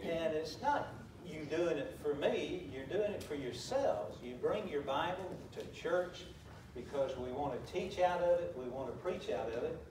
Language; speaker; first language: English; native; English